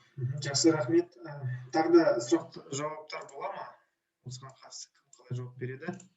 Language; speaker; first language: Kazakh; native; Kazakh